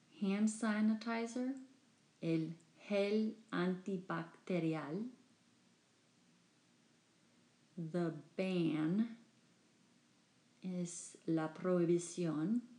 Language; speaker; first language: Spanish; non-native, fluent; English